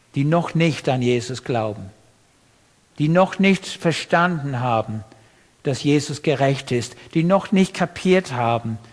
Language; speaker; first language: German; non-native, fluent; English